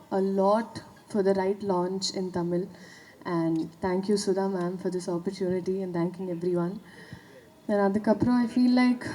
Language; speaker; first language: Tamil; non-native, learner; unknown